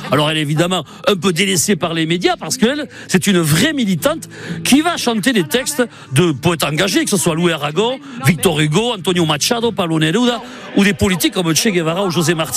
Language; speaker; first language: French; native; French